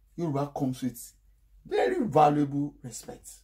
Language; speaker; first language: English; non-native, local second language; Yoruba